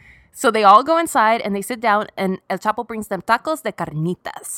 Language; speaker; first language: English; native; English